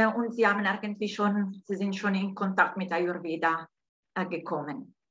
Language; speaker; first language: German; non-native, fluent; Italian